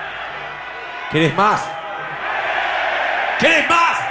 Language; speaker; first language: Spanish; non-native, learner; English